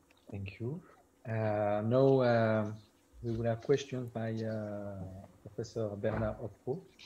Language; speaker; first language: English; non-native, fluent; French